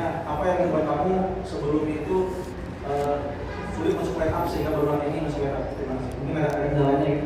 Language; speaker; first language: Indonesian; native; Indonesian